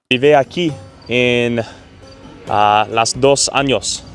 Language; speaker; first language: Spanish; non-native, learner; English